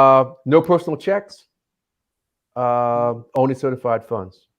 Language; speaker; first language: English; native; English